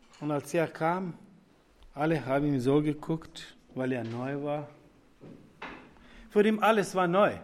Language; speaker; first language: German; non-native, learner; Croatian